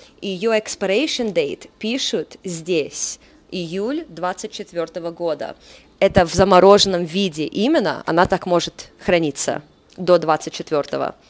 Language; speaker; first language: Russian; early bilingual, heritage; Russian